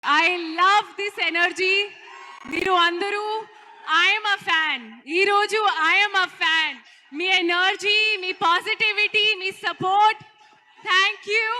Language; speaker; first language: Telugu; non-native, local second language; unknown